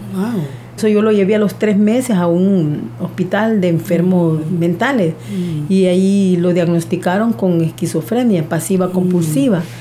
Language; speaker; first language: Spanish; native; Spanish